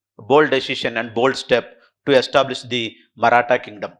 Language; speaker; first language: English; non-native, local second language; Telugu